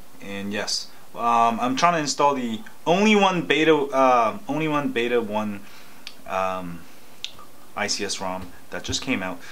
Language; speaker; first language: English; native; English